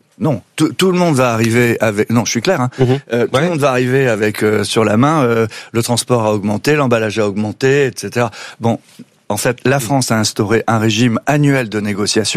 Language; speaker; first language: French; native; French